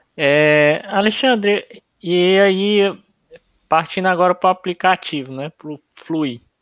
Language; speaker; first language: Portuguese; native; Portuguese